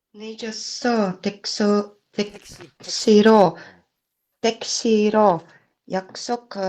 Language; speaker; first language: Korean; non-native, learner; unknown